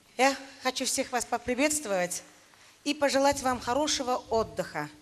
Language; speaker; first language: Russian; non-native, local second language; Uzbek